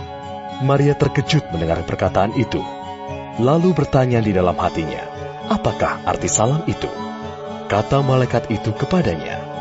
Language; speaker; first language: Indonesian; native; Indonesian